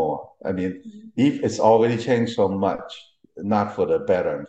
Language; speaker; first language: English; early bilingual, other home language; Cantonese